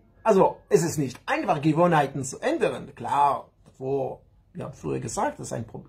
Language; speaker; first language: German; non-native, learner; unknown